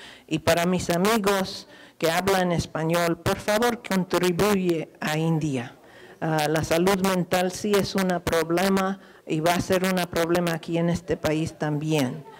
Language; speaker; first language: Spanish; early bilingual, heritage; Spanish